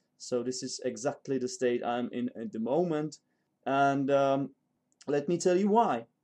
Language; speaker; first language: English; non-native, fluent; Czech